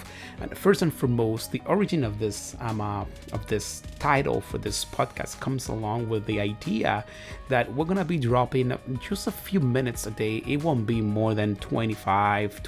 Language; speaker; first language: English; non-native, fluent; Spanish